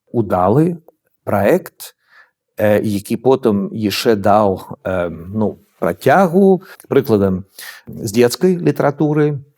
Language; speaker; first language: Belarusian; non-native, fluent; Swedish